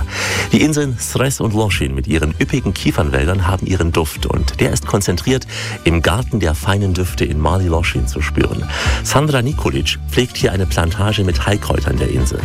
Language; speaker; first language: German; native; German